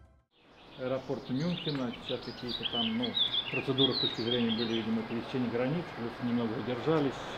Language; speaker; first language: Russian; native; Russian